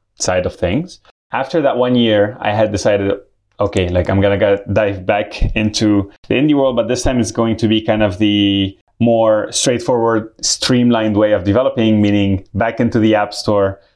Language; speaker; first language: English; non-native, fluent; Arabic